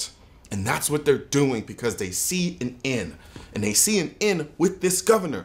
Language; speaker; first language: English; native; English